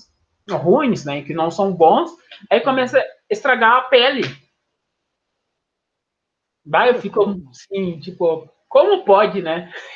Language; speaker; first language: Portuguese; non-native, fluent; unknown